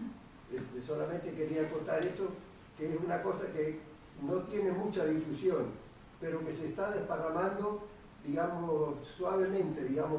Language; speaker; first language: Spanish; native; Spanish